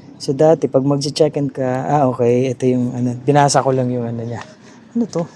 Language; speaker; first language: Filipino; non-native, local second language; Hiligaynon